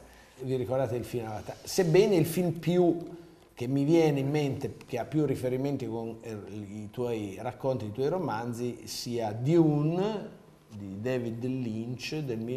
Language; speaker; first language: Italian; native; Italian